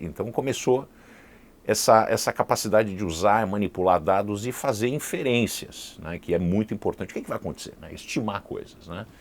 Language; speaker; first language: Portuguese; early bilingual, heritage; Portuguese